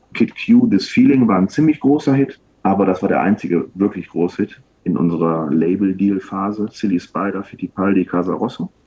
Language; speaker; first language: German; native; German